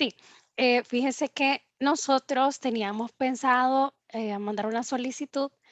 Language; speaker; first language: Spanish; native; Spanish